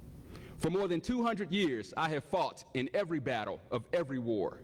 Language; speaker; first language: English; native; English